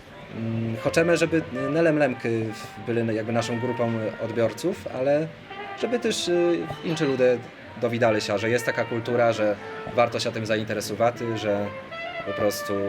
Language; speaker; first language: Polish; non-native, local second language; Rusyn